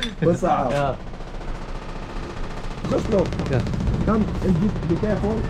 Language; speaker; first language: English; non-native, learner; Arabic